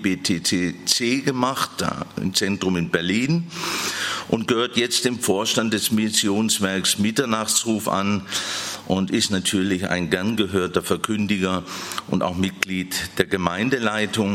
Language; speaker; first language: German; native; German